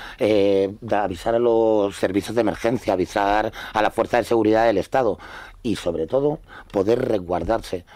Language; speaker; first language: Spanish; native; Spanish